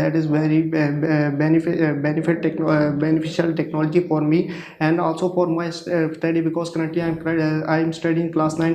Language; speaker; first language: English; non-native, learner; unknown